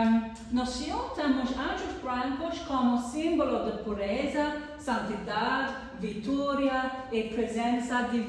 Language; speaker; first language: Portuguese; non-native, learner; English